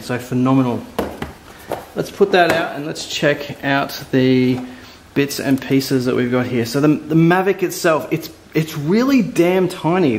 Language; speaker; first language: English; native; English